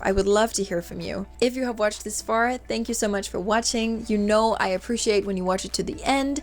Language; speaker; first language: English; non-native, fluent; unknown